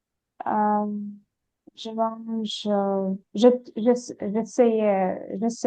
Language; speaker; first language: French; non-native, learner; Ukrainian